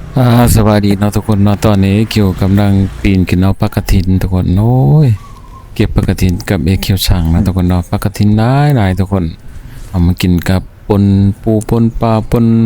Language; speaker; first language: Thai; non-native, local second language; Northeastern Thai